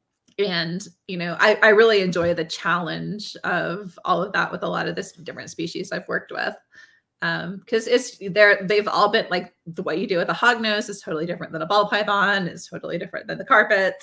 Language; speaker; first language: English; native; English